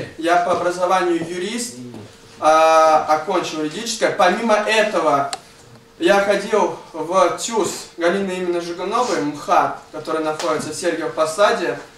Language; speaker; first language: Russian; native; Russian